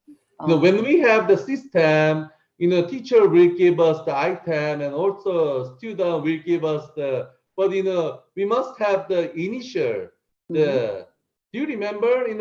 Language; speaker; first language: English; non-native, learner; Korean